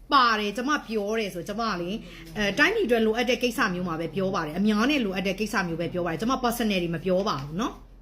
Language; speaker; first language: Burmese; native; Burmese